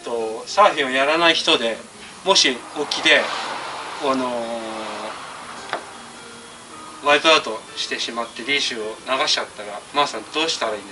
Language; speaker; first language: Japanese; native; Japanese